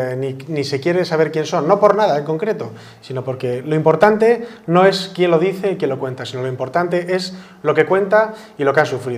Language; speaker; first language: Spanish; native; Spanish